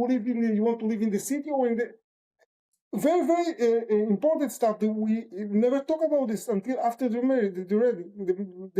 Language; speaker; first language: English; non-native, learner; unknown